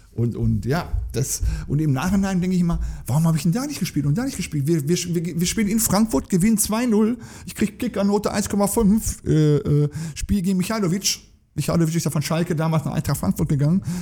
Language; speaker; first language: German; native; German